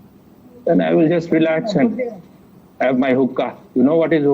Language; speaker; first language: English; non-native, fluent; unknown